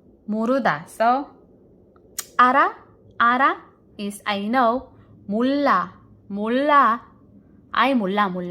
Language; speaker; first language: Korean; non-native, fluent; Filipino